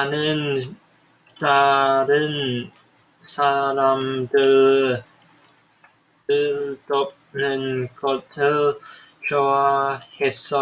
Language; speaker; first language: Korean; non-native, learner; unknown